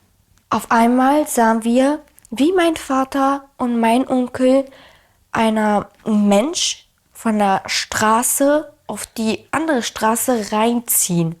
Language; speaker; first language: German; early bilingual, other home language; Arabic